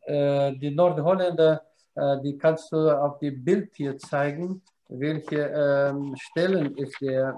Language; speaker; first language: German; non-native, fluent; Russian